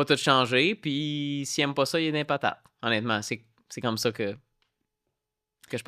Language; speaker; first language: French; native; French